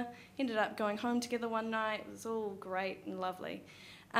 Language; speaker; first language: English; native; English